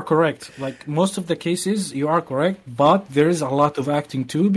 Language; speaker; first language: English; non-native, fluent; Arabic